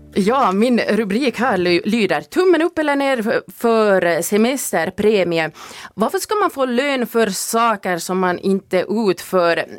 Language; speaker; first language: Swedish; native; Swedish